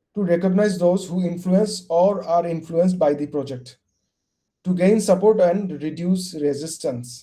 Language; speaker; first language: English; non-native, local second language; Bangla